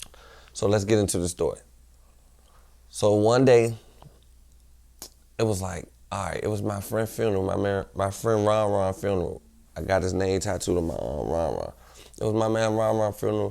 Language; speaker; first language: English; native; English